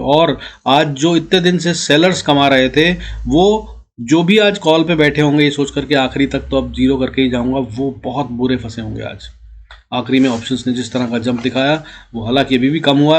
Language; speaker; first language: Hindi; native; Hindi